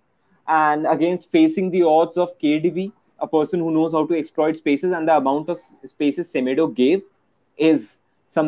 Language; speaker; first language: English; non-native, local second language; Hindi